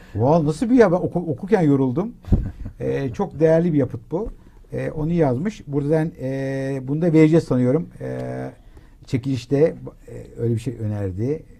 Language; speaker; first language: Turkish; early bilingual, heritage; Turkish